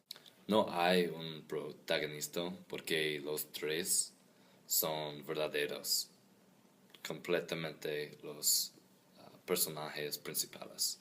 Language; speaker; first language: Spanish; non-native, learner; English